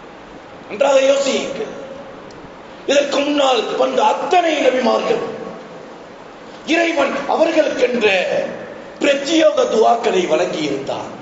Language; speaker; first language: Tamil; native; Tamil